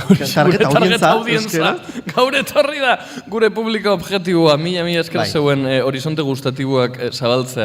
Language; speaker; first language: Basque; native; Basque